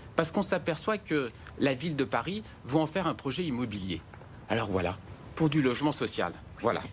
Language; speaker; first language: French; native; French